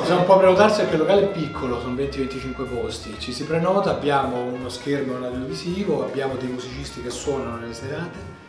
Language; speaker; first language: Italian; native; Italian